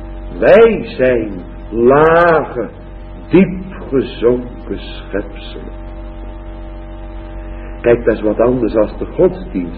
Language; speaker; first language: Dutch; native; Dutch